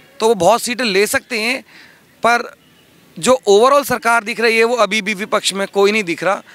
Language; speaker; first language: Hindi; native; Hindi